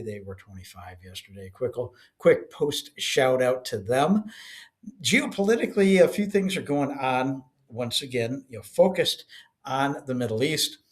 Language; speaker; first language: English; native; English